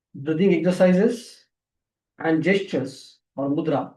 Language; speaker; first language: English; non-native, local second language; Marathi